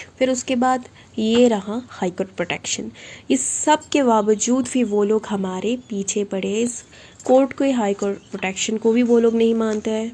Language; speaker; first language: Hindi; non-native, local second language; Assamese